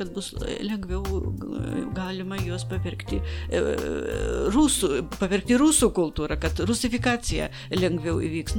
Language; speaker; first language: Lithuanian; non-native, local second language; Polish